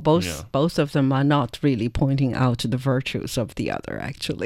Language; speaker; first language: English; non-native, fluent; Chinese